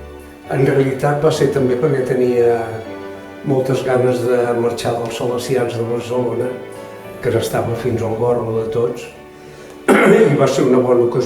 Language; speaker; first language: Catalan; native; Catalan